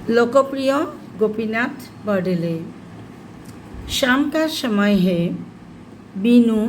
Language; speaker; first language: Hindi; non-native, local second language; Assamese